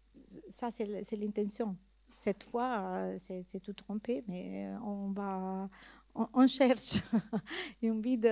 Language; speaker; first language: French; non-native, learner; Italian